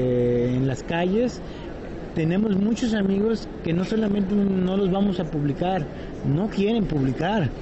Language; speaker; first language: Spanish; native; Spanish